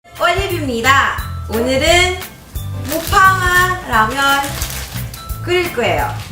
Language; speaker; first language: Korean; non-native, learner; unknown